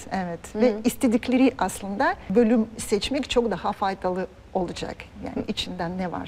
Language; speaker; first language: Turkish; non-native, fluent; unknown